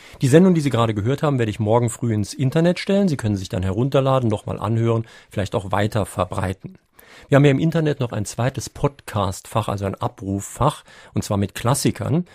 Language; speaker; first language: German; native; German